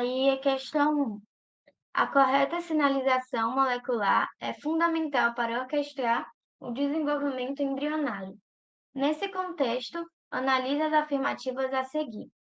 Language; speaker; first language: Portuguese; native; Portuguese